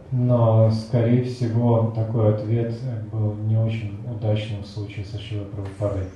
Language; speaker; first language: Russian; native; Russian